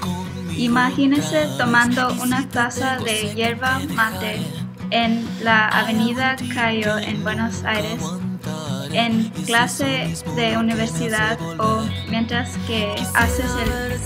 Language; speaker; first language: Spanish; non-native, learner; English